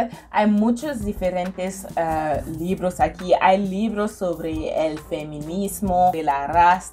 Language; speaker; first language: Spanish; non-native, fluent; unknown